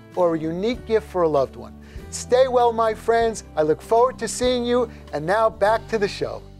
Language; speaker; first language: English; native; English